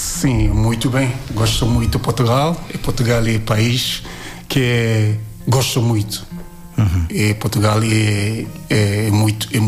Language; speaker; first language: Portuguese; non-native, learner; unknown